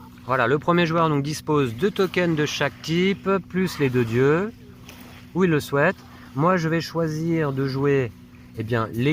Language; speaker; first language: French; native; French